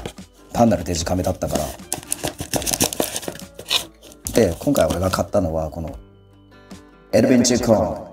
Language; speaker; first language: Japanese; native; Japanese